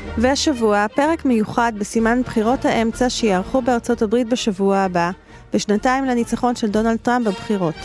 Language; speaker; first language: Hebrew; native; Hebrew